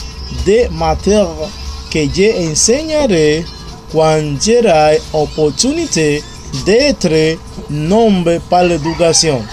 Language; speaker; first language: French; non-native, learner; Spanish